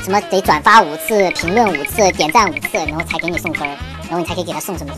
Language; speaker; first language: Chinese; native; Chinese